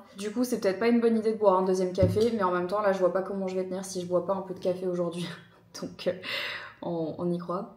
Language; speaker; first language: French; native; French